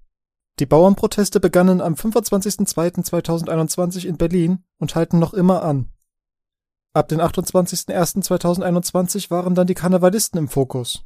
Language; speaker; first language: German; native; German